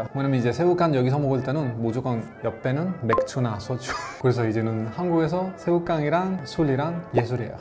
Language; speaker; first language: Korean; non-native, fluent; Spanish